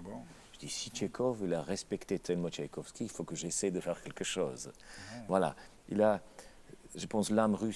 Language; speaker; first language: French; non-native, fluent; Russian